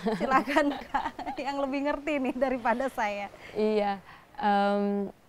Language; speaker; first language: Indonesian; native; Indonesian